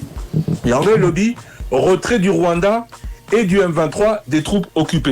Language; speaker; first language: French; non-native, local second language; Lingala